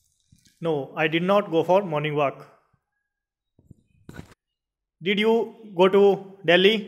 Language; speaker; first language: English; non-native, learner; Hindi